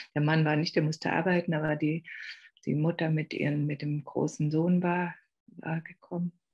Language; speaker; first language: German; native; German